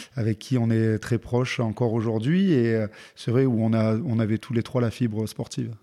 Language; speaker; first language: French; native; French